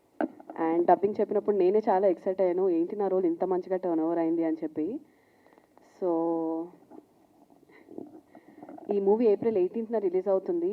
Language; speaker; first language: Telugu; non-native, local second language; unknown